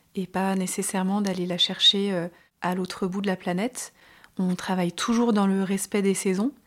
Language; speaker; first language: French; native; French